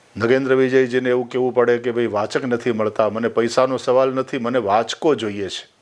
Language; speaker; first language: Gujarati; native; Gujarati